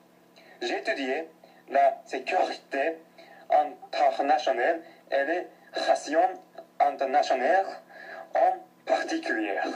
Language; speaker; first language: French; non-native, learner; Japanese